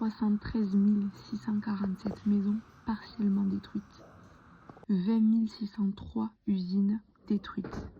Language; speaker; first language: French; native; French